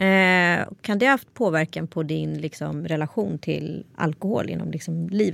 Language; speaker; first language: Swedish; native; Swedish